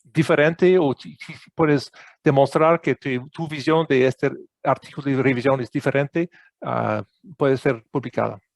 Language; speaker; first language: Spanish; non-native, fluent; English